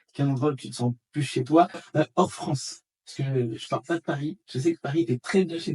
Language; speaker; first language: French; native; French